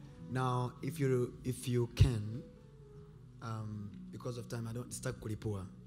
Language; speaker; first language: English; non-native, local second language; Swahili